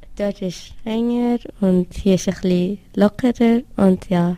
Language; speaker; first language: German; non-native, learner; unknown